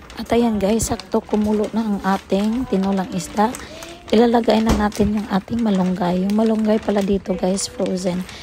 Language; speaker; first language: Filipino; non-native, local second language; Cebuano